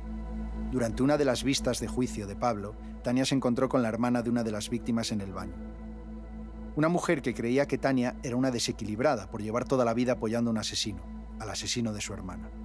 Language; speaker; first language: Spanish; native; Spanish